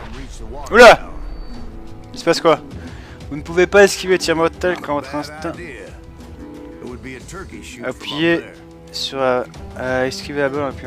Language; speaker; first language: French; native; French